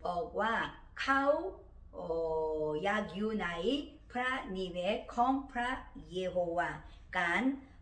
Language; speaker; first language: Thai; non-native, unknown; Korean